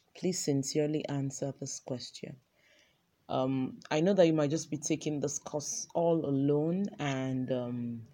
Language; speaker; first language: English; non-native, local second language; Yoruba